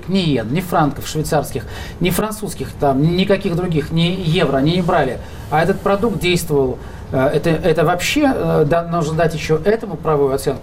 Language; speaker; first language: Russian; native; Russian